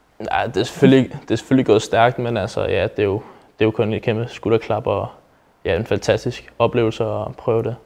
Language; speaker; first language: Danish; native; Danish